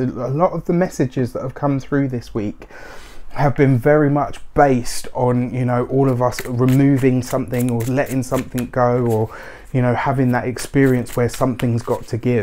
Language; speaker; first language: English; native; English